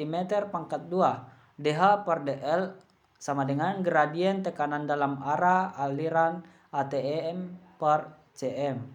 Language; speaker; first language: Indonesian; native; Indonesian